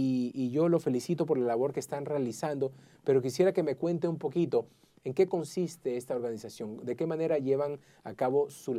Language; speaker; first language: Spanish; native; Spanish